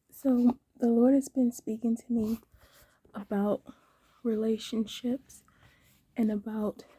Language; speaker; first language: English; native; English